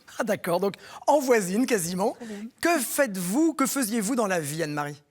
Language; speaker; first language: French; native; French